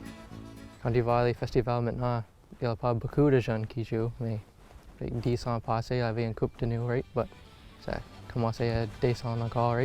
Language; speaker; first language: French; non-native, local second language; English